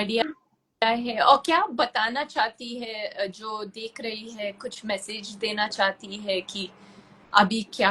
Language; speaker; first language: Hindi; non-native, local second language; Tulu